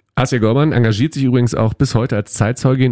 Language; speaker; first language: German; native; German